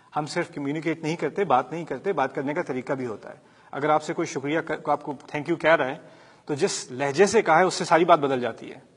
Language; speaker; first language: Urdu; early bilingual, heritage; Urdu